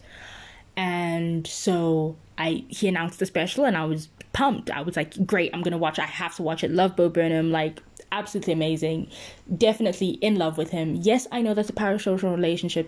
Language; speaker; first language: English; non-native, local second language; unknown